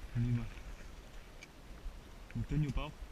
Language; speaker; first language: Russian; native; Russian